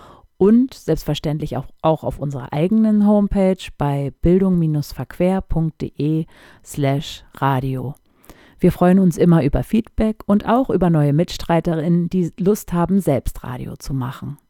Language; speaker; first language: German; native; German